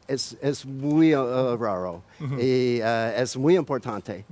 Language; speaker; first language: Spanish; non-native, learner; English